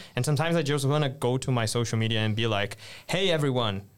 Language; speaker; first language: English; non-native, fluent; Portuguese